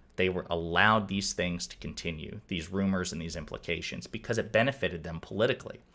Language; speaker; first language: English; native; English